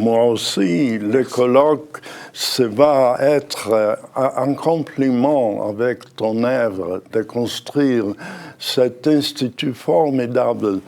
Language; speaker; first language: French; non-native, fluent; Hebrew